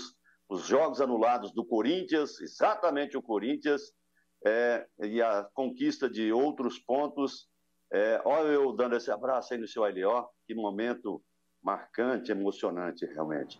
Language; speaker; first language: Portuguese; native; Portuguese